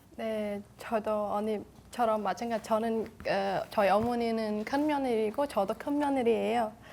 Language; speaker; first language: Korean; non-native, fluent; Khmer